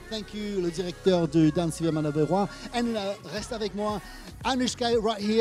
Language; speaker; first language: French; non-native, local second language; Morisyen